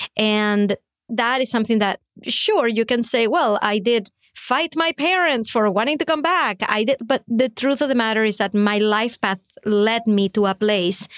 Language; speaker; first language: English; non-native, fluent; Spanish